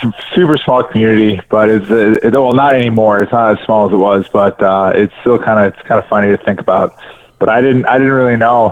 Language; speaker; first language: English; native; English